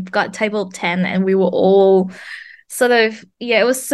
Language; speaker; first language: English; non-native, fluent; Vietnamese